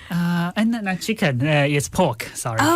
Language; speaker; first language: English; non-native, fluent; Chinese